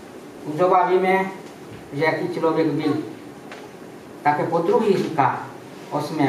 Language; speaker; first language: Czech; non-native, fluent; Ukrainian